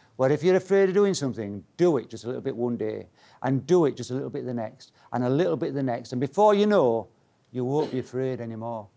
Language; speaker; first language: English; native; English